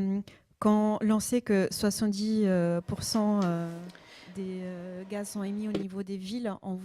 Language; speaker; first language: French; native; French